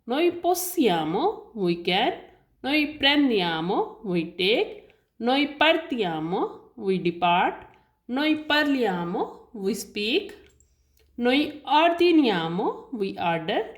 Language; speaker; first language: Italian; non-native, learner; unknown